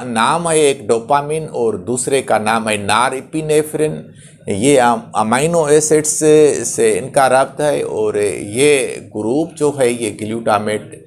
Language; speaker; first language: Urdu; non-native, local second language; Sindhi